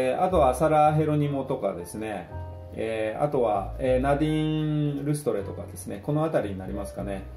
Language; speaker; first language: Japanese; native; Japanese